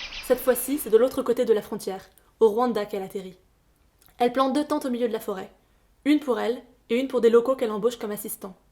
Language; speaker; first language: French; native; French